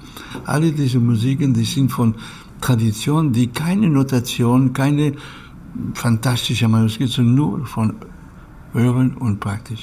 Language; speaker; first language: German; non-native, learner; Catalan